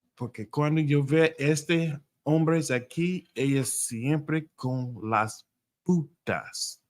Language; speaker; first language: Spanish; non-native, learner; English